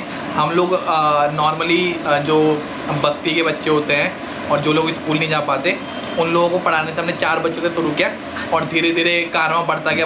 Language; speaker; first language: Hindi; native; Hindi